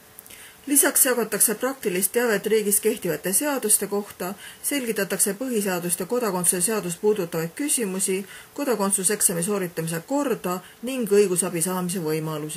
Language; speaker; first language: Estonian; native; Estonian